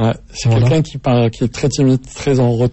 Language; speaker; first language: French; native; French